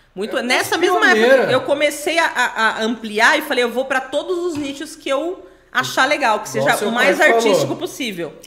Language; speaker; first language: Portuguese; native; Portuguese